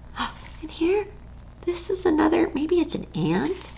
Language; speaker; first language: English; native; English